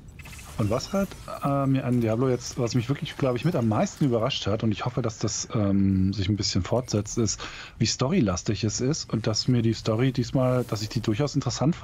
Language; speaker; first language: German; native; German